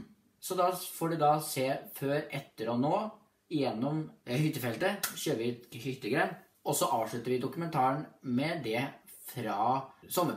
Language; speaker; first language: Norwegian; native; Norwegian